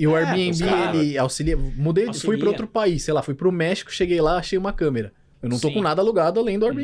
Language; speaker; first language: Portuguese; native; Portuguese